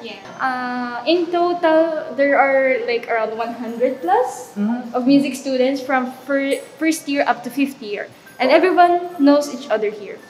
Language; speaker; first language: English; non-native, fluent; Japanese